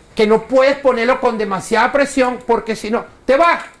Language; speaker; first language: Spanish; native; Spanish